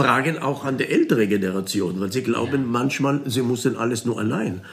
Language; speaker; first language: German; non-native, fluent; Hebrew